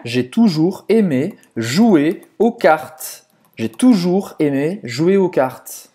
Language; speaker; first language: French; native; French